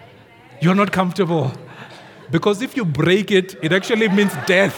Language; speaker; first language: English; non-native, local second language; Venda